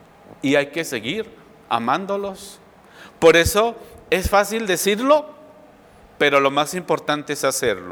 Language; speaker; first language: Spanish; native; Spanish